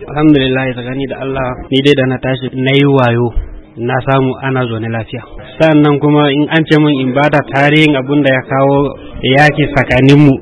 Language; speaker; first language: Hausa; non-native, local second language; Fula